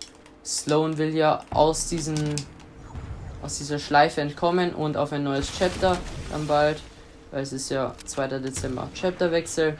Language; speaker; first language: German; native; German